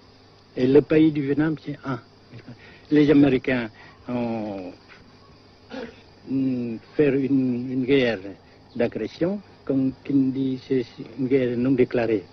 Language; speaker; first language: French; non-native, fluent; Vietnamese